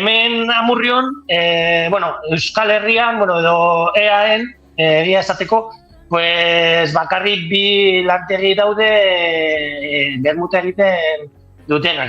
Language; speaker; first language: Basque; non-native, local second language; Spanish